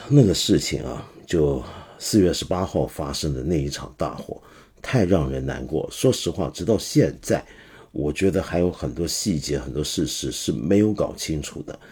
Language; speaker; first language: Chinese; non-native, local second language; Cantonese